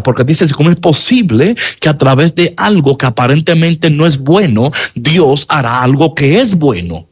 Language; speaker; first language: Spanish; native; Spanish